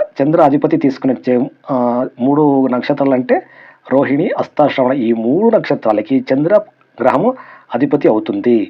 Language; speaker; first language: Telugu; non-native, local second language; Kannada